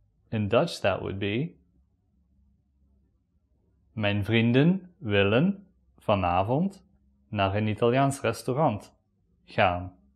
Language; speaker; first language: Dutch; native; Dutch